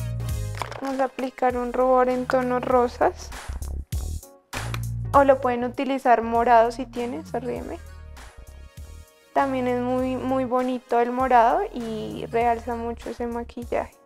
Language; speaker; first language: Spanish; native; Spanish